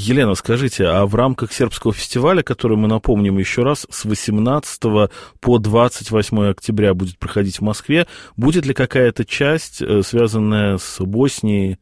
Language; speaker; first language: Russian; native; Russian